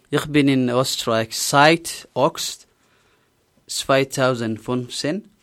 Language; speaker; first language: German; non-native, learner; Somali